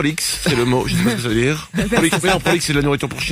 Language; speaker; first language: French; native; French